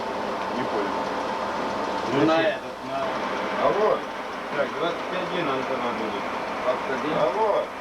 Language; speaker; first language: Russian; native; Russian